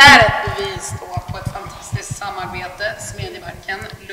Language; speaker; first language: Swedish; native; Swedish